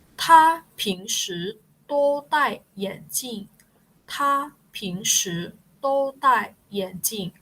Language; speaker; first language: Chinese; non-native, fluent; Thai